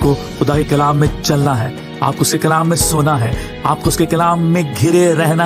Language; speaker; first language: Urdu; native; Urdu